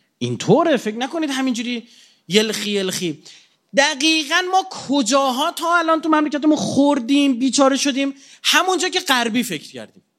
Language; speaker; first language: Persian; native; Persian